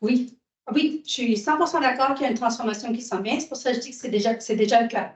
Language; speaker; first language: French; native; French